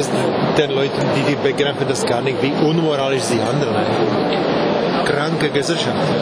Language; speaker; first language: German; non-native, fluent; Czech